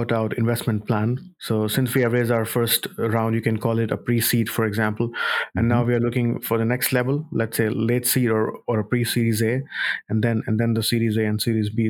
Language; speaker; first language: English; non-native, local second language; Urdu